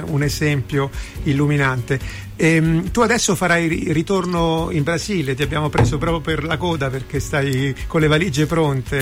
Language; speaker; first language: Italian; native; Italian